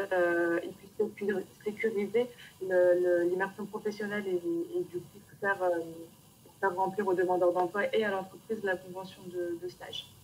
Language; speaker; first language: French; native; French